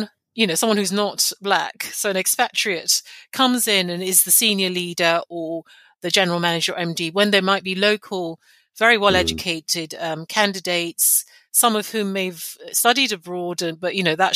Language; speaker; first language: English; non-native, local second language; Yoruba